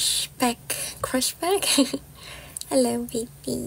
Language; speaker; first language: English; non-native, fluent; Georgian